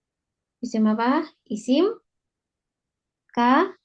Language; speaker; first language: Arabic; non-native, fluent; Indonesian